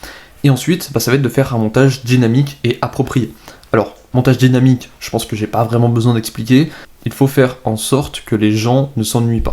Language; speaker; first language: French; native; French